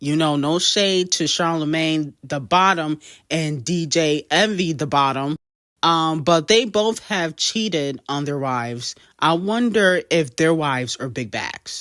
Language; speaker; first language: English; native; English